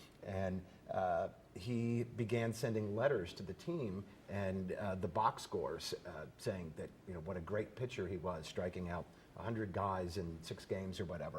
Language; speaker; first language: English; native; English